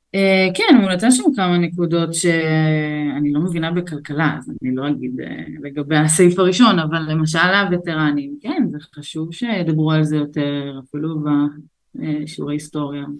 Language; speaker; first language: Hebrew; early bilingual, other home language; Russian